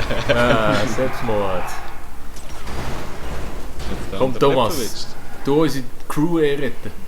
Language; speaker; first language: German; native; German